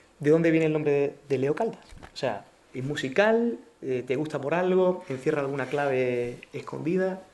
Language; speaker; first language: Spanish; native; Spanish